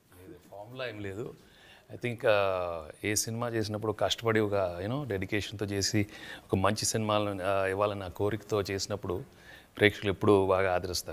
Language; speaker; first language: Telugu; native; Telugu